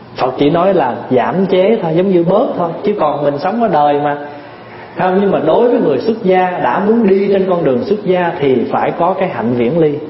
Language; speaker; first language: Vietnamese; early bilingual, heritage; Vietnamese